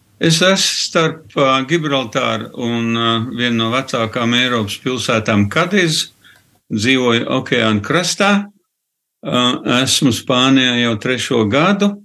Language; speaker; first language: Latvian; native; Latvian